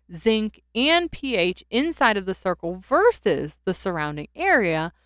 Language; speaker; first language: English; native; English